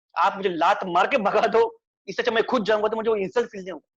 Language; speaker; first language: Hindi; non-native, local second language; Marathi